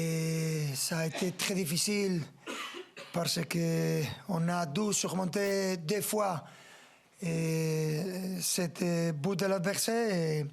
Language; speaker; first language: French; non-native, fluent; Spanish